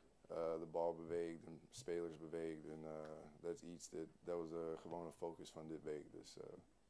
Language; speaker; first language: Dutch; non-native, learner; English